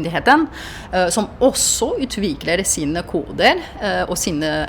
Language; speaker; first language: Norwegian; non-native, fluent; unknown